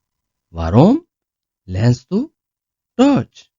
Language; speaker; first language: German; non-native, learner; Urdu